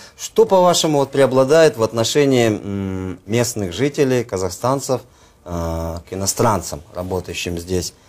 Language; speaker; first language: Russian; native; Russian